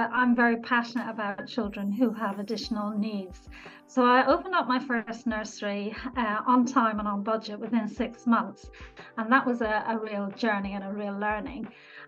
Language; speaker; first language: English; native; English